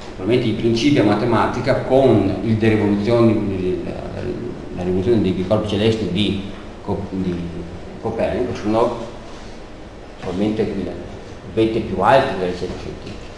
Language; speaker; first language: Italian; native; Italian